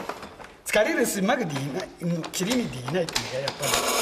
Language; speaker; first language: Japanese; native; Japanese